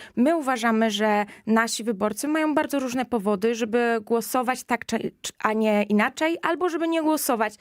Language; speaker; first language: Polish; native; Polish